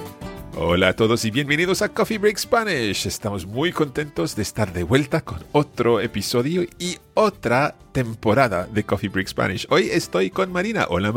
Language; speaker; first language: Spanish; non-native, fluent; English